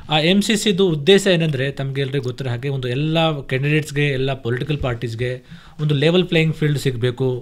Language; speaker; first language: Kannada; non-native, fluent; Hindi